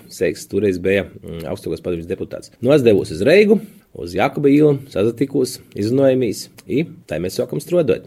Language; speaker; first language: Latvian; early bilingual, heritage; Latvian